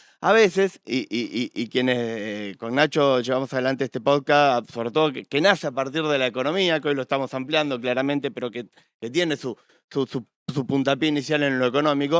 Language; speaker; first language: Spanish; native; Spanish